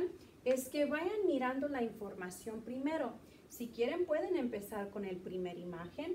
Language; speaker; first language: Spanish; early bilingual, heritage; Spanish